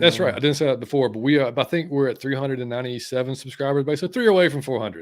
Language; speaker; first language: English; native; English